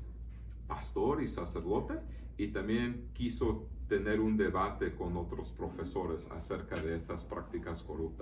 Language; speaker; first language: Spanish; early bilingual, heritage; Spanish